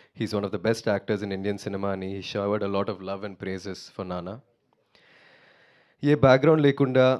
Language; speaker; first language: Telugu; non-native, learner; Tamil